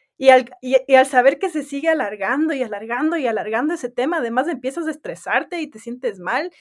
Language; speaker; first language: Spanish; native; Spanish